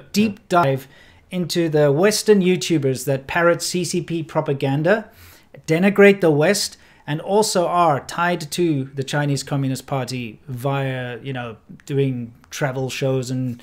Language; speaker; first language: English; native; English